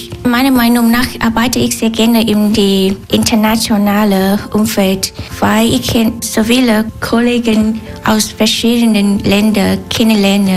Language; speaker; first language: German; non-native, learner; Vietnamese